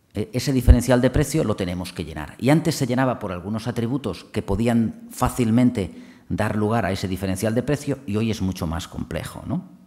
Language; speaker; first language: Spanish; non-native, local second language; Catalan